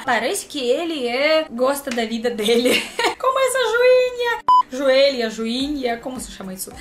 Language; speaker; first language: Portuguese; non-native, learner; Russian